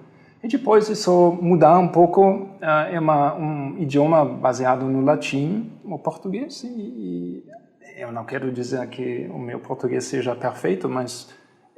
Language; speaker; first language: Portuguese; non-native, fluent; German